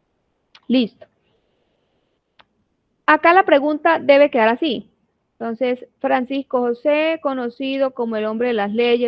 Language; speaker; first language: Spanish; native; Spanish